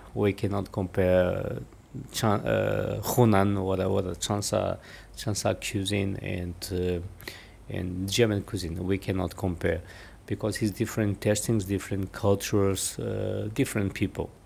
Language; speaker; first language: English; non-native, learner; German